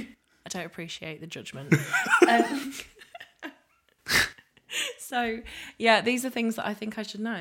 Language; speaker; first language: English; native; English